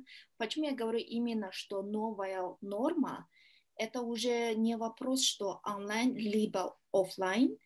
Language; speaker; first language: Russian; non-native, learner; Kyrgyz